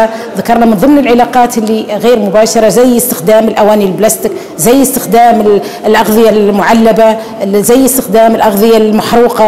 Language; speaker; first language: Arabic; native; Arabic